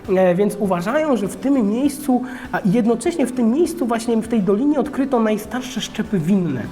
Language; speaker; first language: Polish; non-native, fluent; Armenian